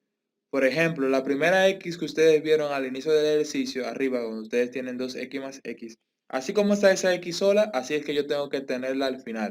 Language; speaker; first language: Spanish; native; Spanish